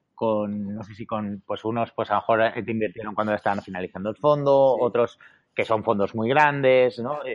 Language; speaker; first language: Spanish; native; Spanish